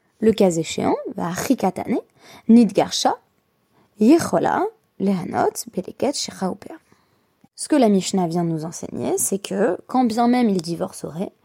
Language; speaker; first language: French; native; French